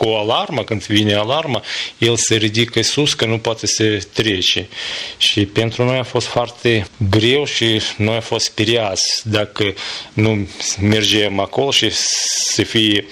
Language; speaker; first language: Romanian; non-native, learner; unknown